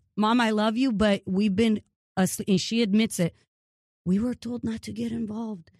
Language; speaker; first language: English; early bilingual, other home language; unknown